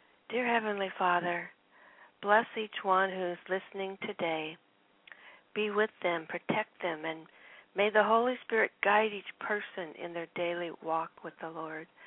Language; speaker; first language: English; native; English